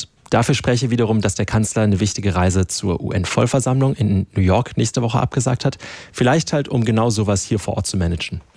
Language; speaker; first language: German; native; German